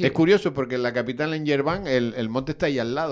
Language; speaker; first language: Spanish; native; Spanish